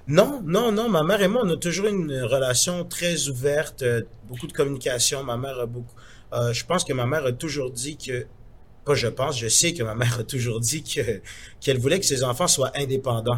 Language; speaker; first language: French; native; French